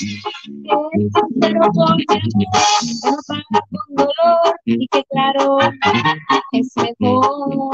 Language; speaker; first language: Spanish; native; Spanish